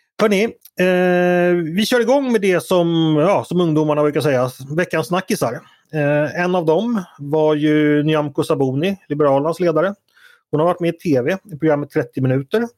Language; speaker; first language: Swedish; native; Swedish